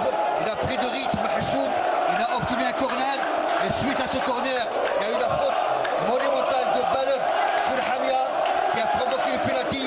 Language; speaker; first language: French; non-native, local second language; Arabic